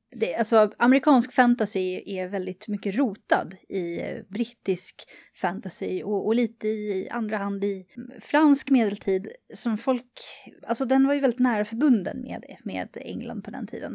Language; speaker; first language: Swedish; native; Swedish